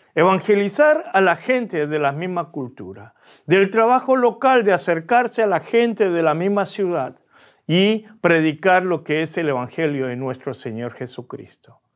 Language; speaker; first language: Spanish; early bilingual, other home language; Korean